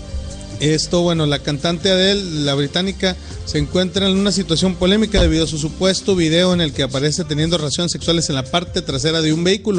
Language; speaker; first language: Spanish; native; Spanish